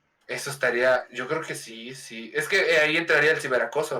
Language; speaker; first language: Spanish; native; Spanish